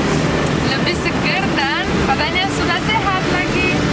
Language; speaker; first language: Indonesian; non-native, fluent; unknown